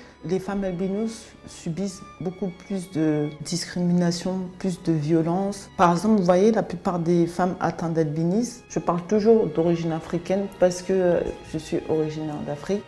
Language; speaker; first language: French; early bilingual, other home language; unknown